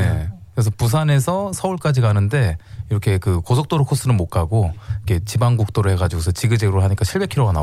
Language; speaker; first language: Korean; native; Korean